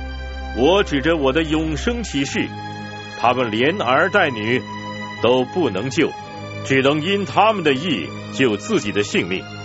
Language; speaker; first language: Chinese; native; Chinese